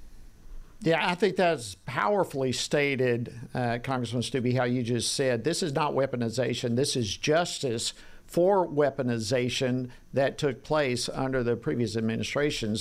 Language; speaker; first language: English; native; English